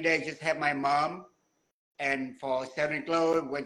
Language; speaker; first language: English; non-native, learner; Vietnamese